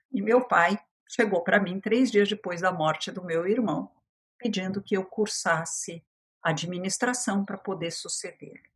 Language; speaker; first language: Portuguese; early bilingual, other home language; French